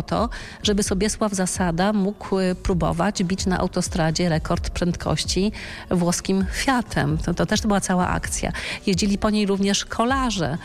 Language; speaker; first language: Polish; native; Polish